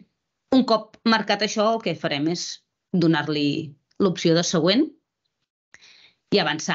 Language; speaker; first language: Catalan; native; Catalan